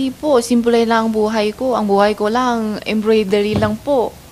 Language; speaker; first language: Filipino; non-native, learner; Chinese